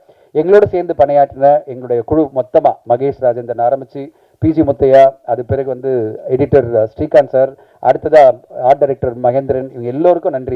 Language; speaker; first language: Tamil; native; Tamil